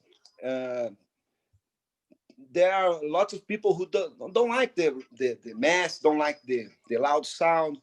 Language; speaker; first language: English; non-native, fluent; Portuguese